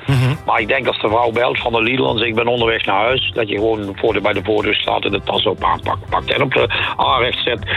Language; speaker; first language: Dutch; early bilingual, heritage; Dutch